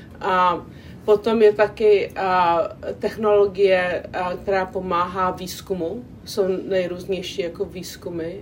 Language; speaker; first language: Czech; non-native, local second language; English